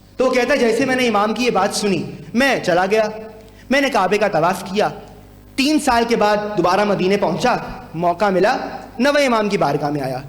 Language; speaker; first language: Urdu; native; Urdu